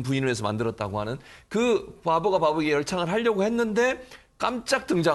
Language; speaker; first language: Korean; native; Korean